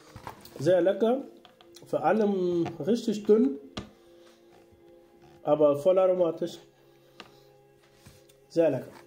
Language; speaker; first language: German; non-native, learner; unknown